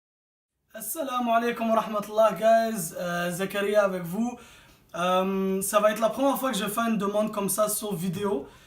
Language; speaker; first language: French; native; French